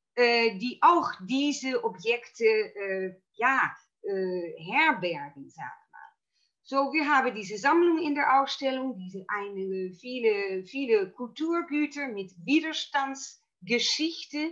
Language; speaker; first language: German; non-native, fluent; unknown